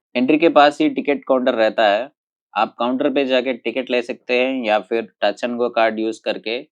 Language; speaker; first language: Hindi; non-native, local second language; Telugu